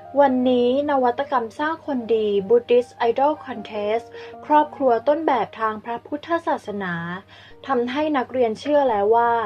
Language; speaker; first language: Thai; native; Thai